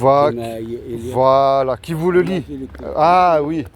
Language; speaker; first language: French; native; French